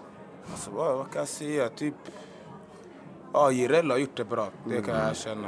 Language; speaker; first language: Swedish; early bilingual, other home language; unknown